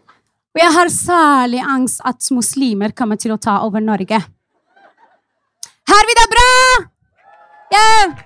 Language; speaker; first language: Norwegian; non-native, fluent; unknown